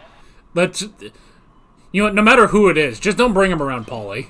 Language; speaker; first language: English; native; English